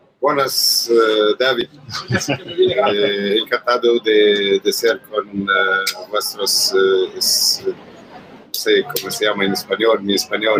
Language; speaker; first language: Spanish; non-native, learner; Arabic